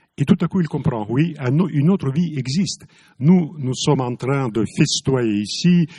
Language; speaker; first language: French; non-native, fluent; Russian